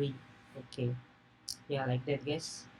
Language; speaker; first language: English; non-native, learner; Indonesian